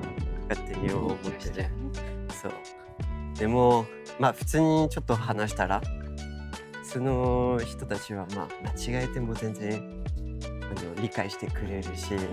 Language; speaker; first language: Japanese; non-native, fluent; English